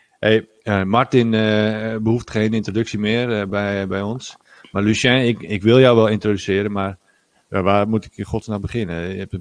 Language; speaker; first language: Dutch; native; Dutch